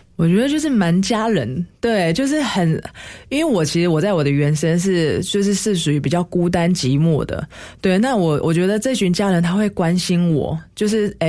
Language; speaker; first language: Chinese; native; Chinese